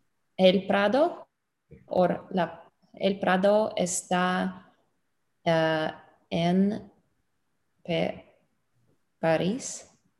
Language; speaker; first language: Spanish; non-native, learner; English